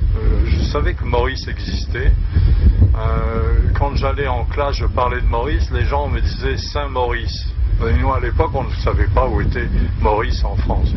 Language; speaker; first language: French; native; French